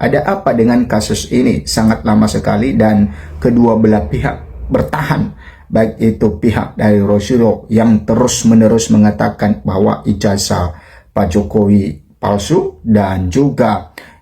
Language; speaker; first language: Indonesian; native; Indonesian